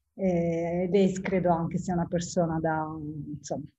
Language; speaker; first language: Italian; native; Italian